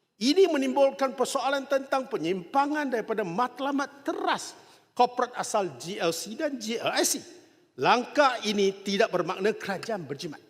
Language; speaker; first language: Malay; non-native, local second language; Chinese